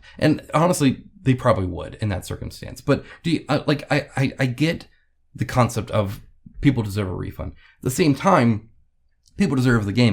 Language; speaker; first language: English; native; English